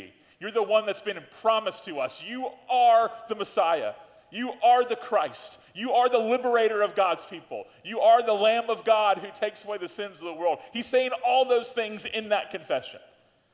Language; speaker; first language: English; native; English